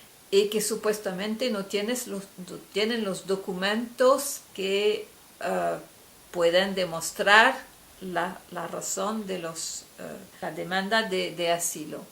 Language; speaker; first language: Spanish; non-native, fluent; French